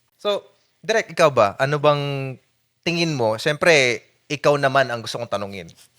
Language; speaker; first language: Filipino; native; Filipino